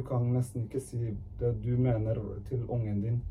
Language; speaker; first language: Norwegian; early bilingual, other home language; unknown